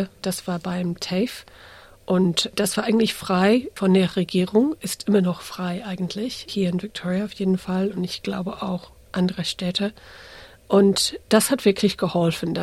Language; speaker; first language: German; non-native, fluent; English